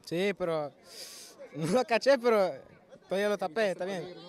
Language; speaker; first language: Spanish; early bilingual, heritage; Spanish